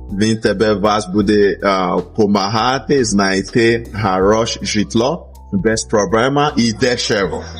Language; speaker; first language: Ukrainian; non-native, learner; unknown